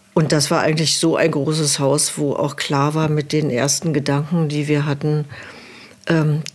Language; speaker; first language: German; native; German